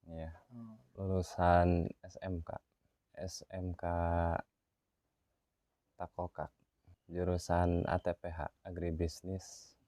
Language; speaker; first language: Indonesian; non-native, local second language; Sundanese